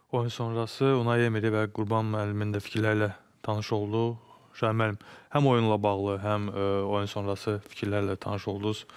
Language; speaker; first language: Azerbaijani; native; Azerbaijani